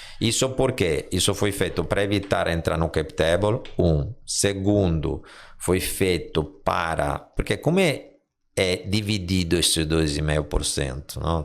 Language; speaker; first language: Portuguese; non-native, fluent; Italian